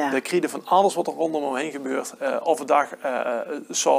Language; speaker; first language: Dutch; native; Dutch